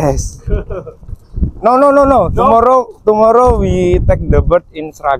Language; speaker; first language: English; non-native, learner; Javanese